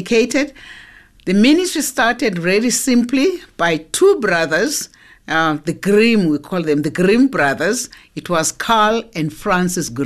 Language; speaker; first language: English; non-native, local second language; Zulu